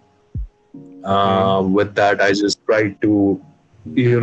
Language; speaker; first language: English; non-native, local second language; Kashmiri